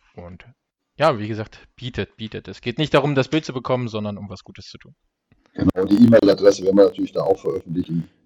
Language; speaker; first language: German; early bilingual, other home language; Russian